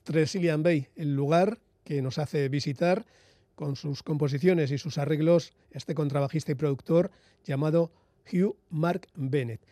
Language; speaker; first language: Spanish; native; Spanish